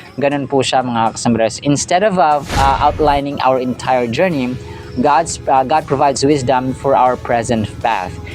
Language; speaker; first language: Filipino; non-native, local second language; Cebuano